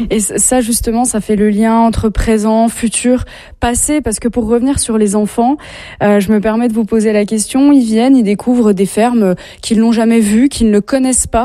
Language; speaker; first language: French; native; French